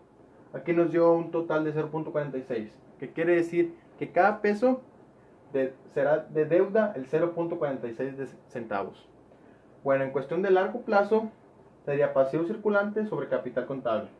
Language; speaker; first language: Spanish; native; Spanish